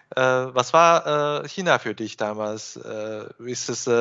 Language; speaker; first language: German; non-native, fluent; Chinese